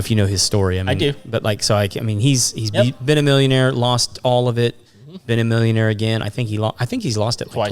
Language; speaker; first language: English; native; English